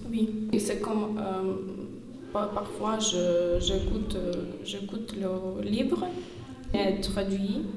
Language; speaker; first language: French; non-native, fluent; Ukrainian